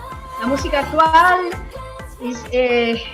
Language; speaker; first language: Spanish; non-native, learner; English